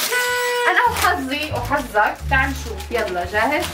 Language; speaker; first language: Arabic; native; Arabic